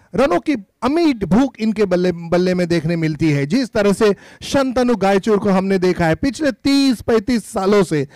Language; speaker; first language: Hindi; non-native, local second language; Marathi